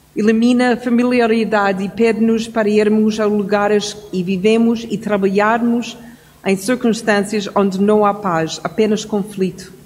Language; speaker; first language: Portuguese; non-native, fluent; English